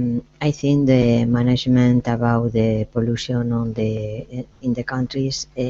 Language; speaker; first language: English; non-native, learner; Spanish